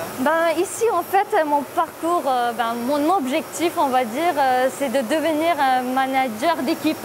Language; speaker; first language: French; non-native, fluent; Turkish